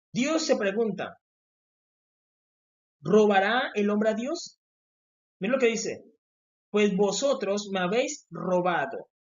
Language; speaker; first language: Spanish; native; Spanish